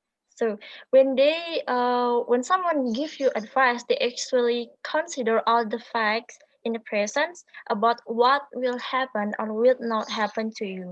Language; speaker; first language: English; non-native, learner; Indonesian